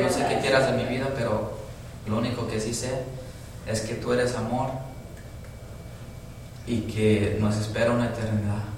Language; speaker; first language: Spanish; native; Spanish